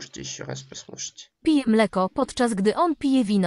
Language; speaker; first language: Polish; non-native, learner; Russian